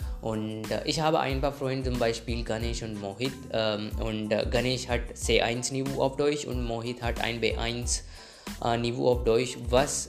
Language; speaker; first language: German; non-native, learner; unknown